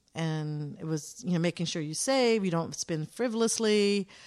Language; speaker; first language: English; native; English